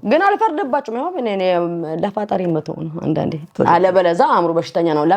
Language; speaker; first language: Amharic; early bilingual, other home language; French